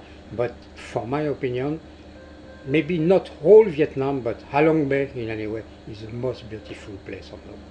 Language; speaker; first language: English; non-native, learner; French